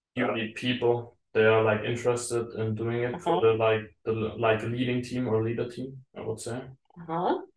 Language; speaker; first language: English; non-native, learner; German